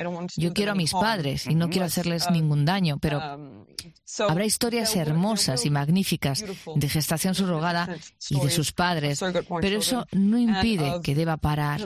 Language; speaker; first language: Spanish; non-native, fluent; French